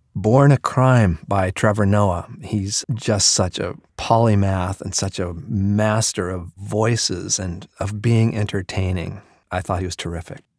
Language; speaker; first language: English; native; English